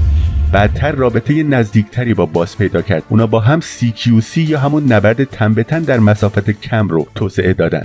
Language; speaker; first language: Persian; native; Persian